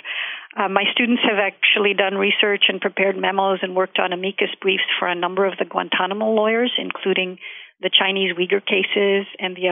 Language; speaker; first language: English; non-native, local second language; Urdu